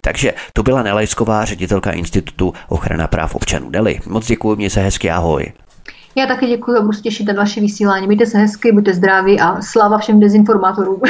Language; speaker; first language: Czech; native; Czech